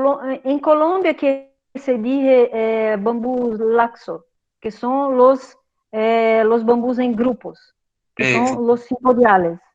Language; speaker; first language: Spanish; non-native, learner; Portuguese